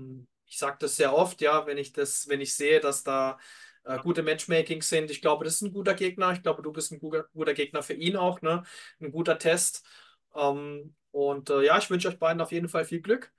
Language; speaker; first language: German; native; German